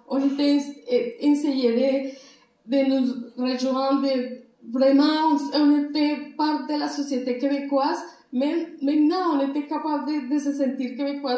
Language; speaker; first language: French; non-native, learner; Spanish